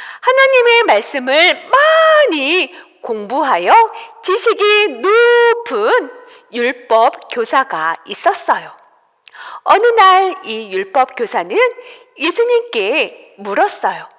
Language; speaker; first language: Korean; native; Korean